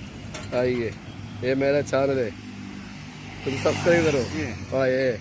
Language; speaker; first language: Hindi; non-native, learner; Malayalam